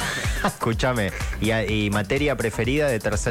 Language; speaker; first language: Spanish; native; Spanish